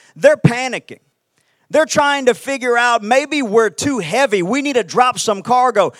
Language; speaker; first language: English; native; English